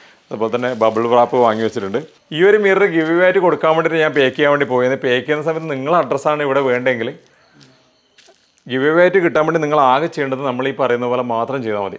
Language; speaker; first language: Malayalam; native; Malayalam